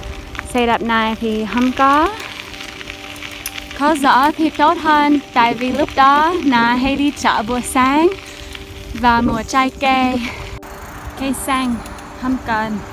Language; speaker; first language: Vietnamese; non-native, fluent; English